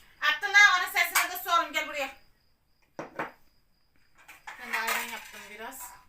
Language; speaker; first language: Turkish; native; Turkish